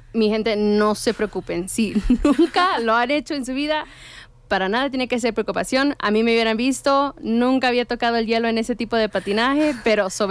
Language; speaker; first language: Spanish; native; Spanish